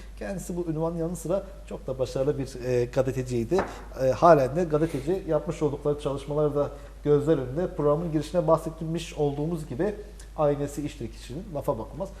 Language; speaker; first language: Turkish; native; Turkish